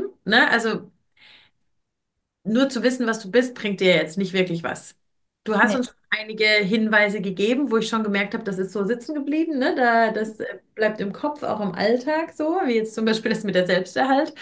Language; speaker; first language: German; native; German